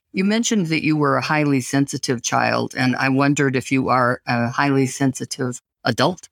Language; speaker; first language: English; native; English